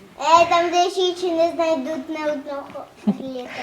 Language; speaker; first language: Ukrainian; non-native, local second language; Russian